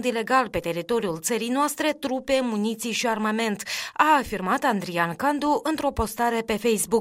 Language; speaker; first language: Romanian; native; Romanian